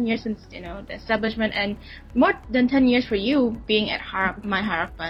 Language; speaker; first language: English; non-native, local second language; Malay